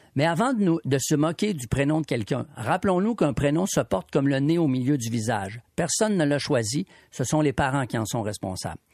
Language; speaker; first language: French; native; French